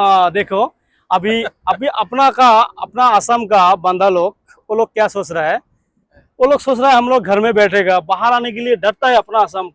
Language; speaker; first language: Hindi; non-native, local second language; Bangla